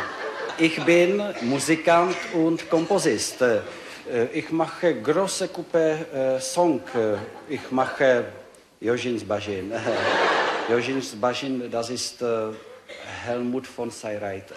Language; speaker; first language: German; non-native, learner; Czech